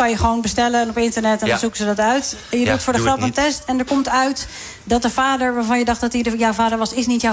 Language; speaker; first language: Dutch; native; Dutch